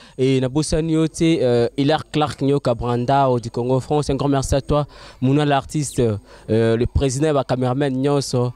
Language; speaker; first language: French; non-native, local second language; Lingala